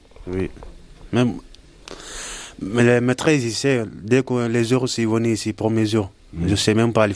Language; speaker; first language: French; non-native, learner; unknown